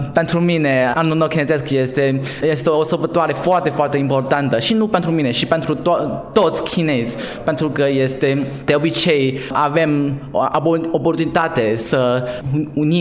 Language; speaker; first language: Romanian; non-native, learner; Chinese